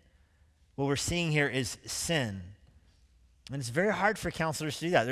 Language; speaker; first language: English; native; English